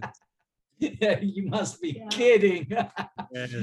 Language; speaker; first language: English; native; English